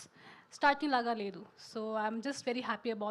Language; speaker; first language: Telugu; non-native, local second language; Hindi